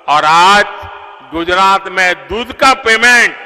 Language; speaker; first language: Hindi; non-native, local second language; Gujarati